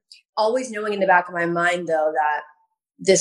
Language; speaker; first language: English; native; English